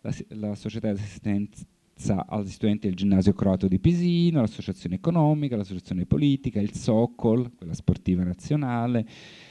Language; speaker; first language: Italian; native; Italian